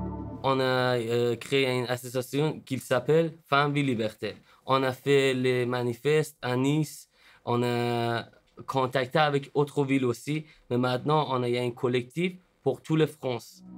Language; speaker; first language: French; non-native, learner; Persian